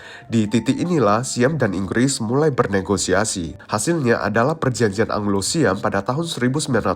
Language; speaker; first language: Indonesian; native; Indonesian